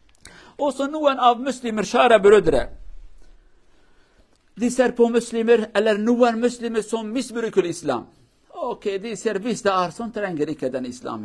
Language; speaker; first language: Norwegian; non-native, learner; Kurdish